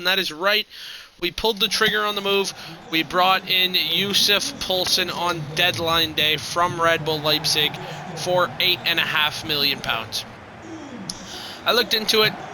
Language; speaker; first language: English; native; English